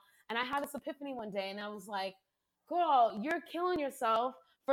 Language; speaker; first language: English; native; English